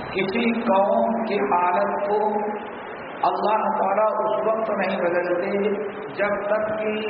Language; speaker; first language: Urdu; native; Urdu